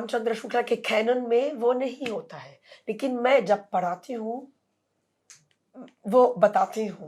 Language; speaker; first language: Hindi; non-native, fluent; Italian